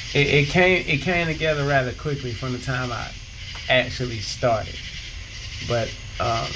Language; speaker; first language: English; native; English